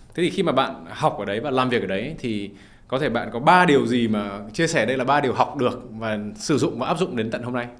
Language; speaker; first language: Vietnamese; native; Vietnamese